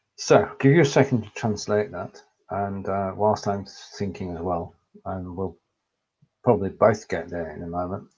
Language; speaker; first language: English; native; English